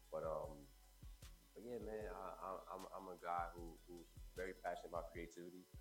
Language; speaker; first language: English; native; English